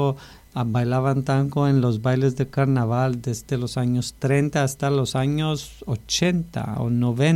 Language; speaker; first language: Spanish; non-native, fluent; Greek